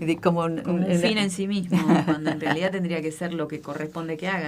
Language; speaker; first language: Spanish; native; Spanish